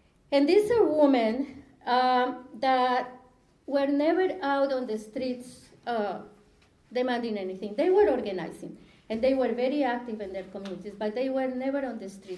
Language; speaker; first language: English; non-native, fluent; Spanish